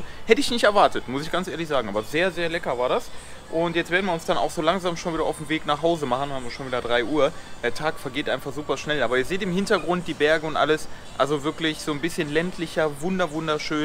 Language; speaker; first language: German; native; German